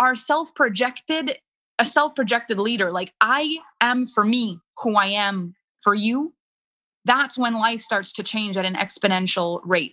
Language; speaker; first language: English; non-native, fluent; French